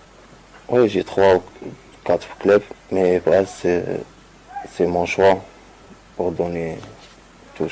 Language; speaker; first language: French; non-native, learner; Arabic